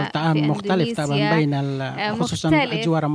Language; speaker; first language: Arabic; non-native, learner; Indonesian